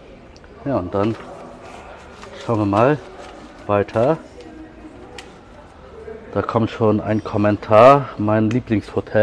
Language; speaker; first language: German; native; German